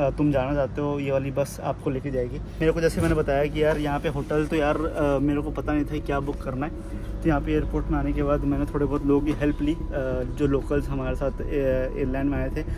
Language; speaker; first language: Hindi; native; Hindi